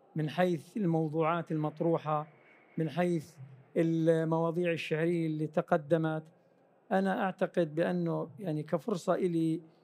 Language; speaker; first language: Arabic; native; Arabic